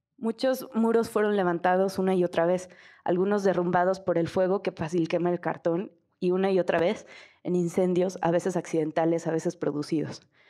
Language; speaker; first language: Spanish; native; Spanish